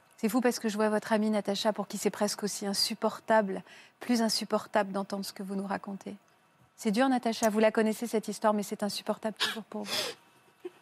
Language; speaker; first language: French; native; French